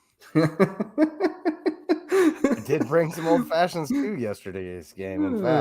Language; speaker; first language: English; native; English